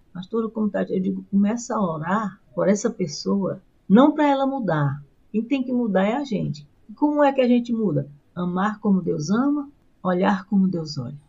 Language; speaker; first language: Portuguese; native; Portuguese